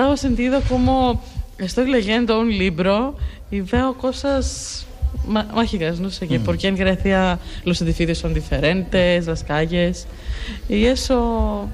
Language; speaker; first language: Spanish; non-native, learner; Greek